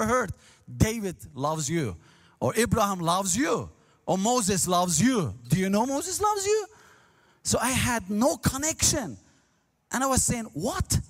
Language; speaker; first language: English; non-native, learner; Azerbaijani